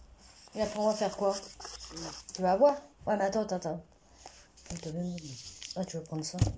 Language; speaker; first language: French; native; French